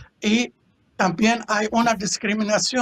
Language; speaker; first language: Spanish; non-native, fluent; Arabic